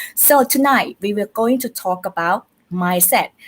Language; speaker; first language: English; non-native, fluent; Thai